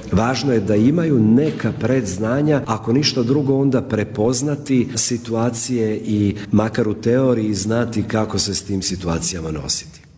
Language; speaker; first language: Croatian; native; Croatian